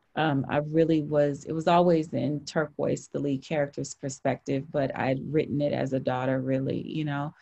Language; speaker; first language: English; native; English